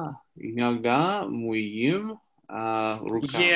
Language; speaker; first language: Russian; non-native, learner; English